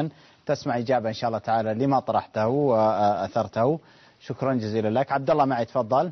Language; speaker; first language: Arabic; native; Arabic